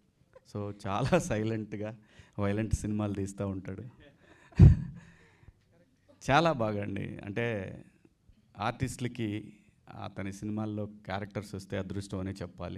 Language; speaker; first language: Telugu; native; Telugu